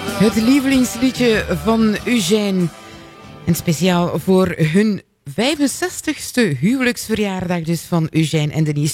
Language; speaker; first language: Dutch; native; Dutch